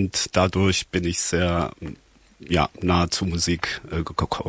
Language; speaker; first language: German; non-native, fluent; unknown